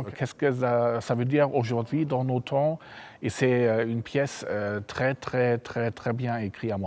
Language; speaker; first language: French; non-native, fluent; German